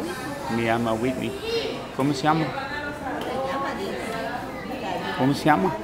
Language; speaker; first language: Spanish; non-native, learner; English